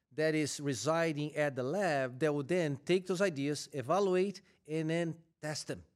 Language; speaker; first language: English; non-native, fluent; Portuguese